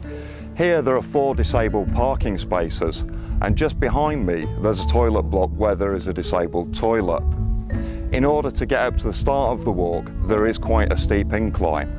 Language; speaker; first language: English; native; English